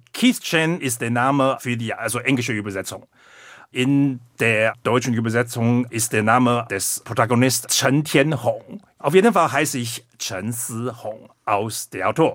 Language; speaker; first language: German; non-native, fluent; Chinese